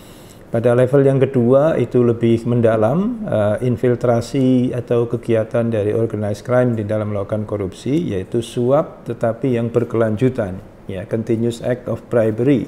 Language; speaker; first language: Indonesian; native; Indonesian